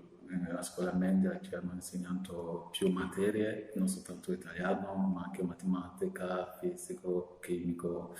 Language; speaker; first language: Italian; non-native, fluent; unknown